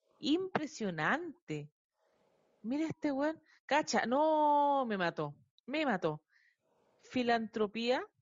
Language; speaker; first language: Spanish; native; Spanish